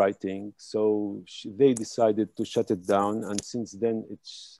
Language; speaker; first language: English; non-native, fluent; Hebrew